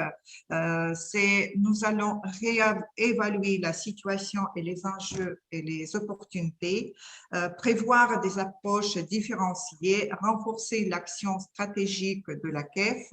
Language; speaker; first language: French; non-native, fluent; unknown